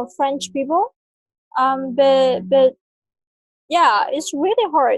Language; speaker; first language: English; non-native, fluent; Vietnamese